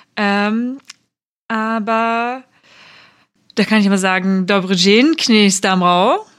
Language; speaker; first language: German; native; German